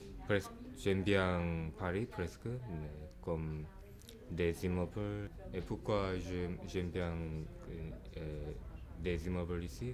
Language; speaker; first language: French; non-native, learner; Korean